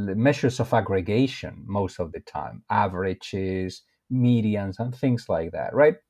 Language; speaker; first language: English; non-native, fluent; Spanish